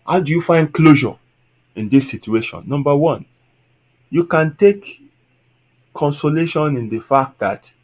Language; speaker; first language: English; non-native, local second language; Yoruba